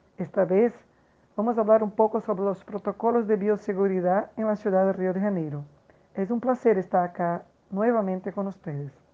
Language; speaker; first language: Spanish; non-native, fluent; Portuguese